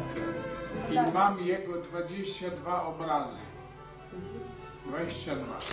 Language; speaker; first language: Polish; early bilingual, heritage; Polish